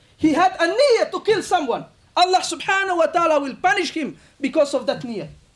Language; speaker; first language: English; non-native, fluent; Bosnian